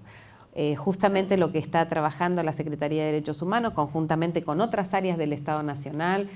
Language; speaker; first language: Spanish; native; Spanish